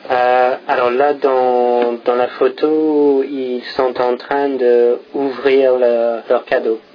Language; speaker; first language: French; non-native, fluent; English